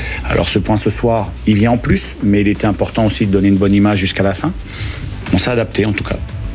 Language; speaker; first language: French; native; French